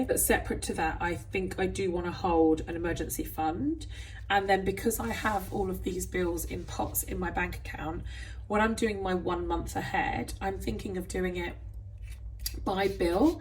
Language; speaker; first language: English; native; English